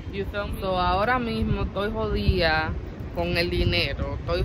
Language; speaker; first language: English; native; English